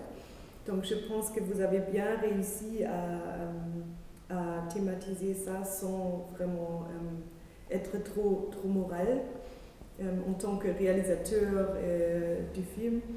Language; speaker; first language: French; non-native, fluent; German